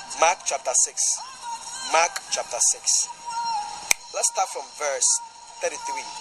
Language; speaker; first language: English; non-native, local second language; Akan